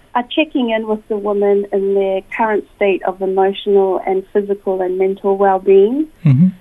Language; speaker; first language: English; native; English